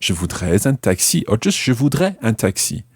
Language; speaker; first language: French; non-native, fluent; English